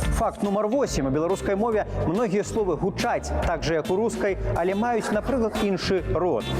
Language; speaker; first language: Belarusian; non-native, local second language; Russian